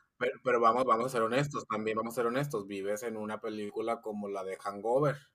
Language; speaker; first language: Spanish; native; Spanish